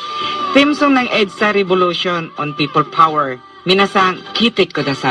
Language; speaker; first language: Japanese; non-native, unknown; Cebuano